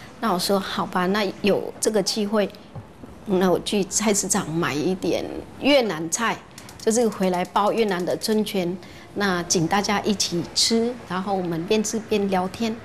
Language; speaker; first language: Chinese; non-native, fluent; Vietnamese